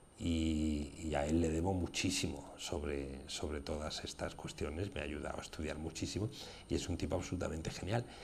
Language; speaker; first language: Spanish; native; Spanish